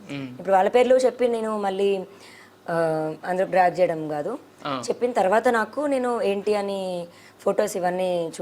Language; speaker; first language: Telugu; native; Telugu